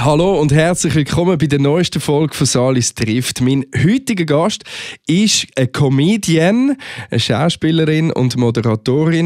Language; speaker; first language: German; native; German